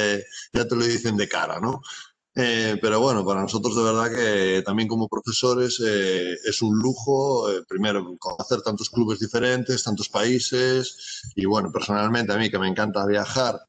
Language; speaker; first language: Spanish; native; Spanish